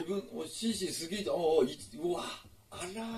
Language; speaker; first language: Japanese; native; Japanese